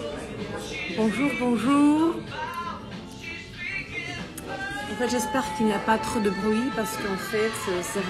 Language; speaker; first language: French; non-native, fluent; Russian